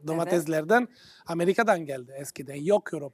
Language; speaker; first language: Turkish; non-native, fluent; Italian